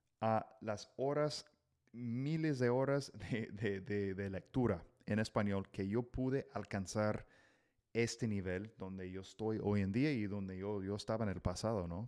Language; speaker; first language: Spanish; non-native, fluent; English